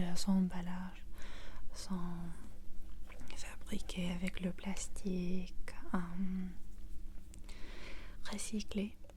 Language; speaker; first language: French; non-native, fluent; English